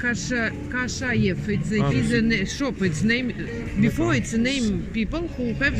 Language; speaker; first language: English; non-native, learner; Russian